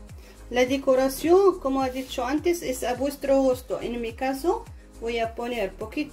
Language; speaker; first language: Spanish; non-native, fluent; Arabic